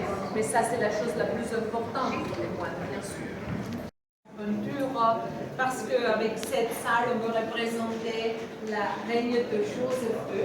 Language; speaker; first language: French; non-native, fluent; German